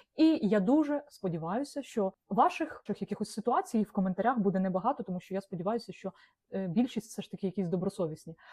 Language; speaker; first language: Ukrainian; non-native, local second language; Russian